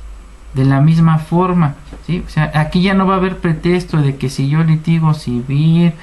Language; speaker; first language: Spanish; native; Spanish